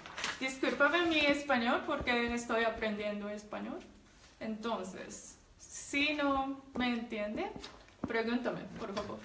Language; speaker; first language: Spanish; non-native, learner; Japanese